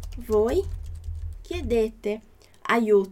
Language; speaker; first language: Italian; non-native, fluent; Portuguese